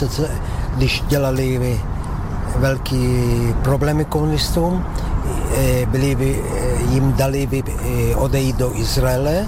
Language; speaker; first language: Czech; non-native, local second language; Slovak